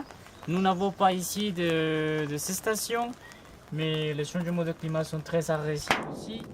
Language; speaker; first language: French; non-native, learner; Spanish